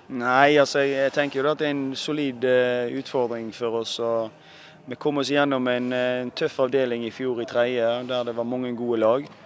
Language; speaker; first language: Norwegian; native; Norwegian